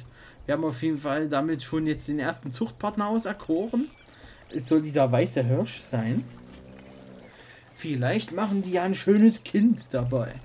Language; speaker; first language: German; native; German